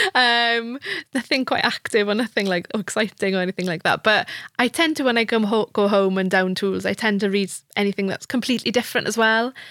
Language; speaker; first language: English; non-native, local second language; Welsh